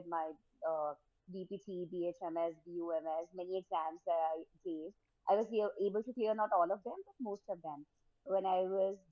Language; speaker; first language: English; non-native, local second language; Hindi